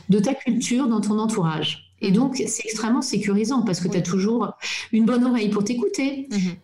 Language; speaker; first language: French; native; French